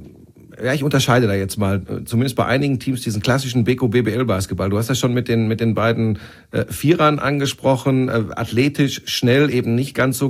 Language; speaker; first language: German; native; German